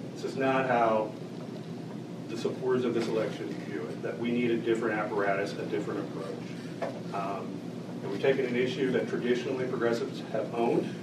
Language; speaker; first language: English; native; English